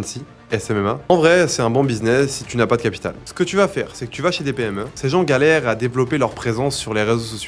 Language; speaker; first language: French; native; French